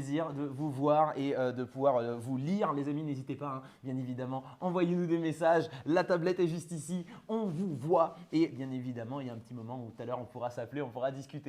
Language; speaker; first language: French; native; French